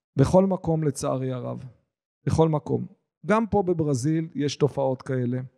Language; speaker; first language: Hebrew; native; Hebrew